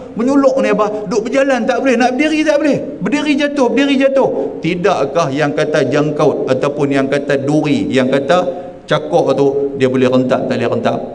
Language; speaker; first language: Malay; native; Malay